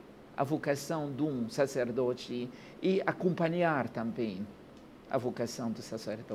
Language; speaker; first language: Portuguese; non-native, learner; Arabic